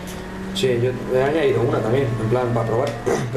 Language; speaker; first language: Spanish; native; Spanish